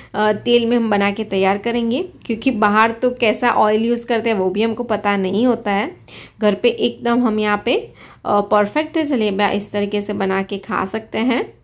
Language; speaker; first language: Hindi; non-native, local second language; Gujarati